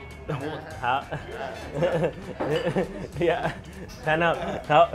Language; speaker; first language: Chinese; non-native, learner; English